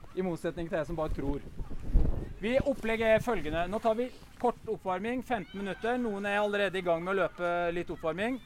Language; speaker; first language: Norwegian; native; Norwegian